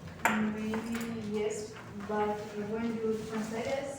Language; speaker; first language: English; non-native, learner; Russian